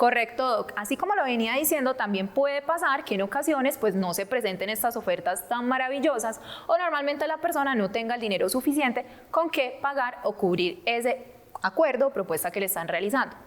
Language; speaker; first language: Spanish; native; Spanish